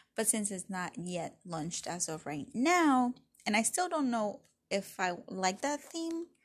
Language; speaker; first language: English; early bilingual, other home language; Spanish